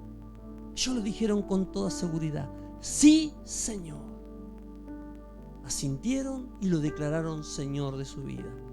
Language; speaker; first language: Spanish; native; Spanish